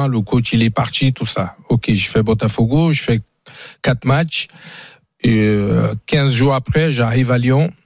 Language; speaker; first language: French; non-native, fluent; Portuguese